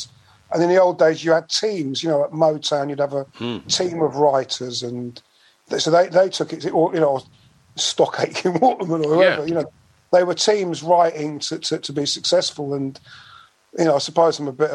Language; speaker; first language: English; native; English